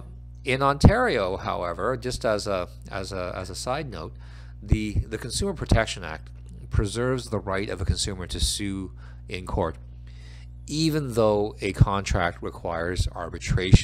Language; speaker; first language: English; native; English